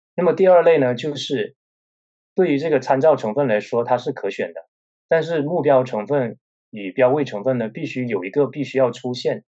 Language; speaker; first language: Chinese; non-native, local second language; Min Nan Chinese